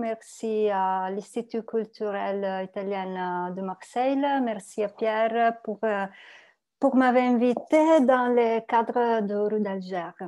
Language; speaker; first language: French; non-native, learner; Italian